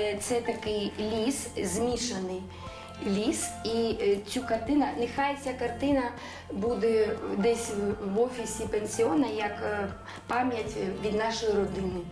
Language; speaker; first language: Ukrainian; non-native, local second language; Russian